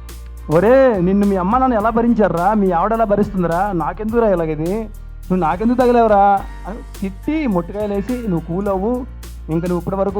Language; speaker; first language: Telugu; native; Telugu